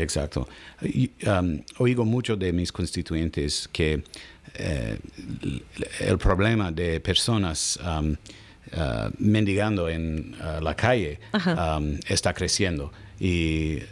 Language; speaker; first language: Spanish; non-native, learner; English